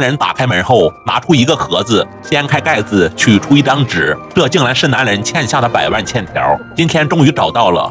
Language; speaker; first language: Chinese; native; Chinese